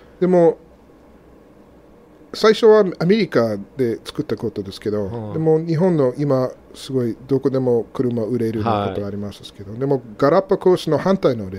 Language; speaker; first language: Japanese; non-native, fluent; English